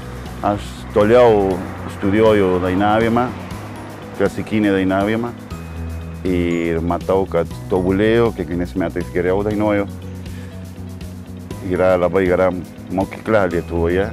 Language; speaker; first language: Lithuanian; non-native, fluent; Spanish